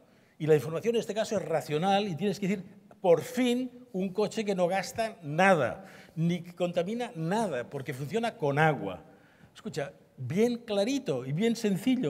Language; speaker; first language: Spanish; native; Spanish